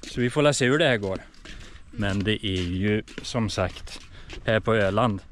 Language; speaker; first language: Swedish; native; Swedish